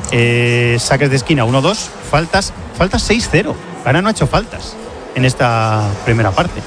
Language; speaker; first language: Spanish; native; Spanish